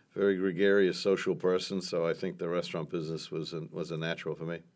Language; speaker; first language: English; native; English